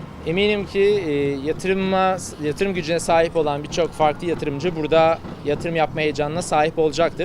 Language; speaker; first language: Turkish; native; Turkish